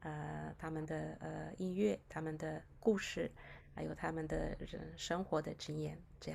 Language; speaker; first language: Chinese; non-native, fluent; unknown